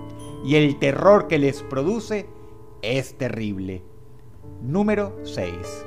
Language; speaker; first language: Spanish; native; Spanish